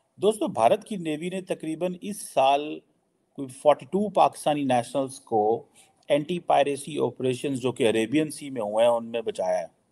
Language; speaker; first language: Urdu; native; Urdu